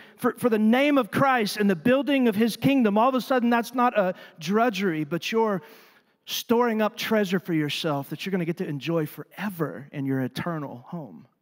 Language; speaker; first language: English; native; English